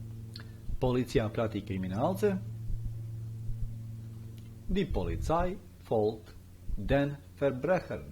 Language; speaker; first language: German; non-native, fluent; Bosnian